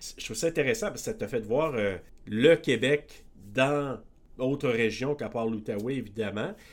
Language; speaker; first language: French; native; French